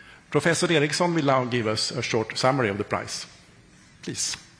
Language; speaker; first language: English; non-native, fluent; Swedish